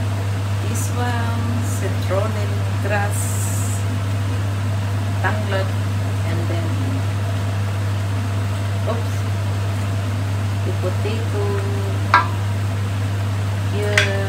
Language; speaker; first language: English; non-native, learner; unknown